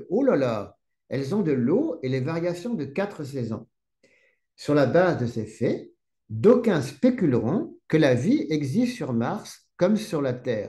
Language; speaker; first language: French; native; French